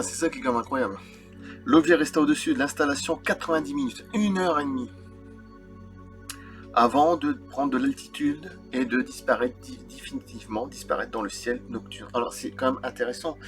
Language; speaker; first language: French; native; French